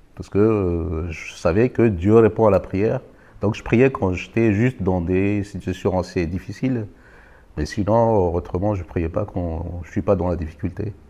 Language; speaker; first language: French; non-native, local second language; Malagasy